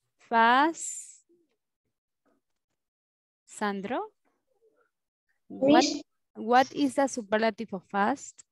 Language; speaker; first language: English; non-native, learner; Spanish